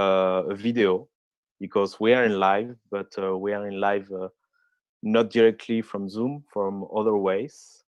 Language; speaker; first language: English; non-native, fluent; French